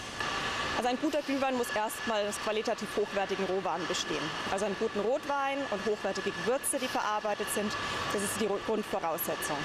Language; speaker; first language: German; native; German